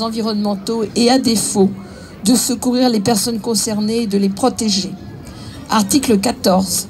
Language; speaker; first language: French; native; French